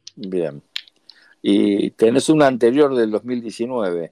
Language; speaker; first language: Spanish; native; Spanish